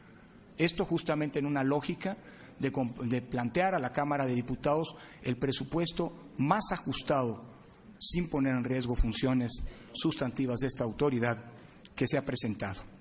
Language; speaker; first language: Spanish; native; Spanish